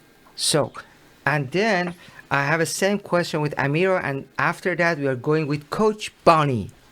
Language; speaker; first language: English; non-native, learner; Persian